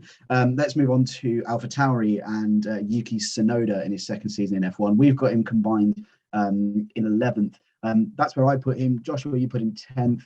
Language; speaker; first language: English; native; English